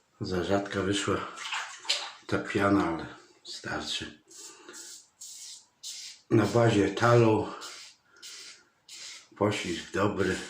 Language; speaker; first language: Polish; native; Polish